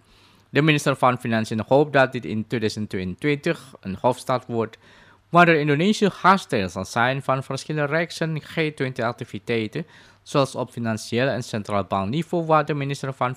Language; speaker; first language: Dutch; non-native, fluent; Indonesian